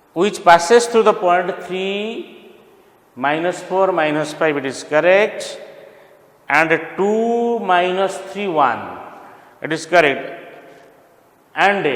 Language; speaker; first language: English; non-native, local second language; Odia